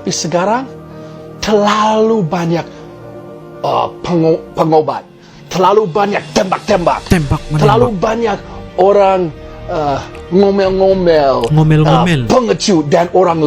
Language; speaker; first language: Indonesian; non-native, fluent; English